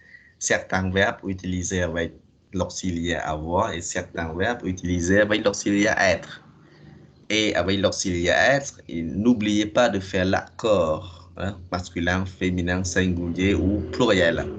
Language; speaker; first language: French; non-native, fluent; Khmer